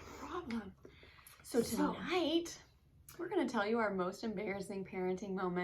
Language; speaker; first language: English; native; English